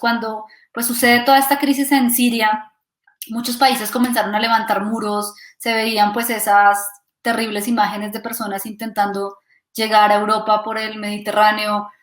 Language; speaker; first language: Spanish; native; Spanish